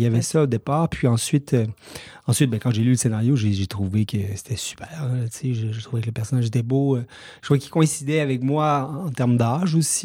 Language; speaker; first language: French; native; French